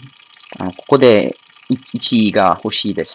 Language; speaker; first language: Japanese; non-native, learner; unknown